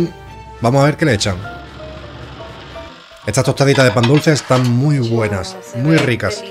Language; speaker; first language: Spanish; native; Spanish